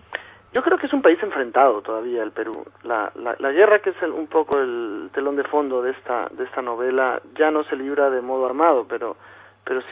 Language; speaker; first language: Spanish; native; Spanish